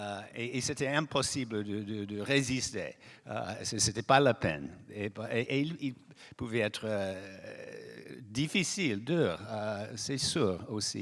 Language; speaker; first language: French; non-native, fluent; English